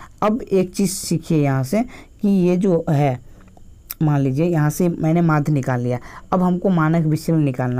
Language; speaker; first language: Hindi; native; Hindi